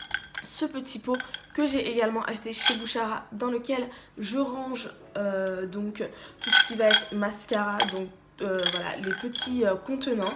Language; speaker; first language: French; native; French